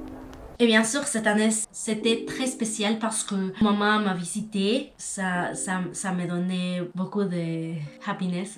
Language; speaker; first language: French; non-native, learner; Spanish